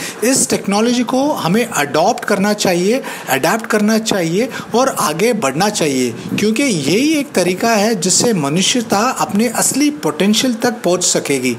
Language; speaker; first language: Hindi; native; Hindi